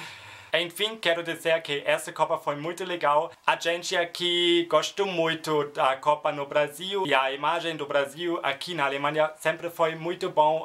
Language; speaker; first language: Portuguese; non-native, learner; German